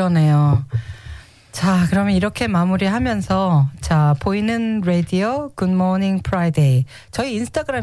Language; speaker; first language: Korean; native; Korean